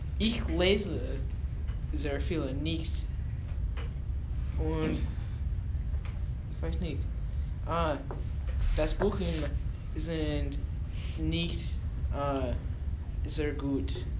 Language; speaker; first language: German; non-native, learner; English